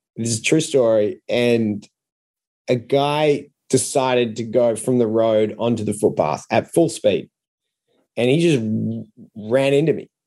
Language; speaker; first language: English; native; English